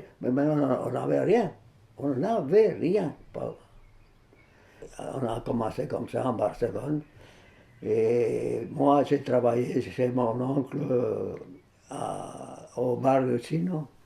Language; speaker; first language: French; non-native, fluent; Spanish